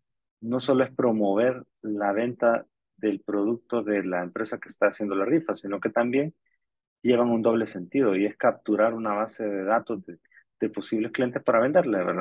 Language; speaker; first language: Spanish; native; Spanish